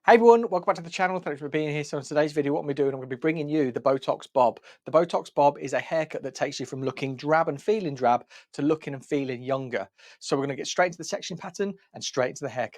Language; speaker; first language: English; native; English